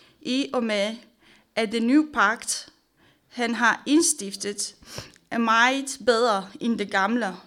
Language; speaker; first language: Danish; non-native, fluent; Romanian